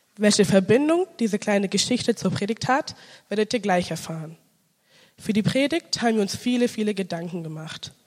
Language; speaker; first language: German; early bilingual, other home language; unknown